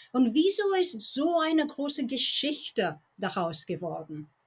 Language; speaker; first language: German; non-native, learner; English